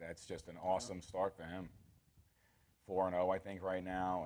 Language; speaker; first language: English; native; English